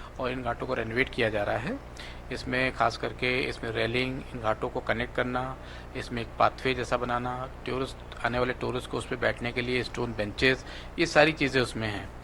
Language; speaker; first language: Hindi; native; Hindi